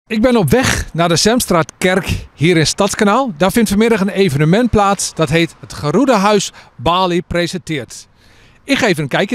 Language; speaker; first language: Dutch; native; Dutch